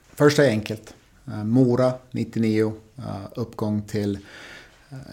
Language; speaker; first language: Swedish; non-native, fluent; English